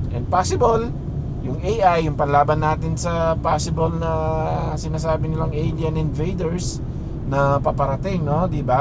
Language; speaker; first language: Filipino; non-native, local second language; Pampanga